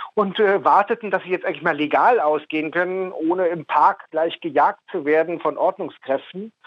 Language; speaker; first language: German; native; German